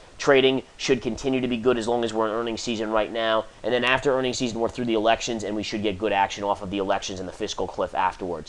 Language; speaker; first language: English; native; English